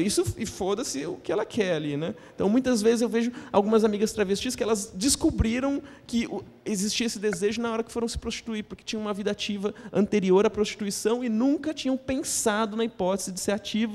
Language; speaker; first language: Portuguese; native; Portuguese